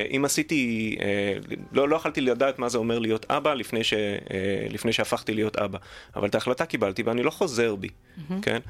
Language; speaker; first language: Hebrew; native; Hebrew